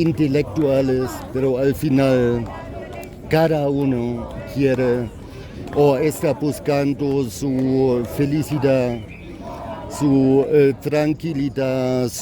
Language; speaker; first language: Spanish; non-native, fluent; German